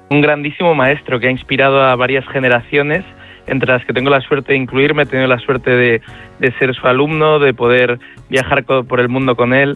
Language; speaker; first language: Spanish; native; Spanish